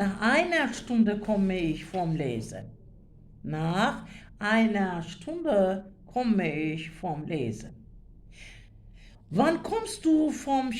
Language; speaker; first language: German; non-native, fluent; Turkish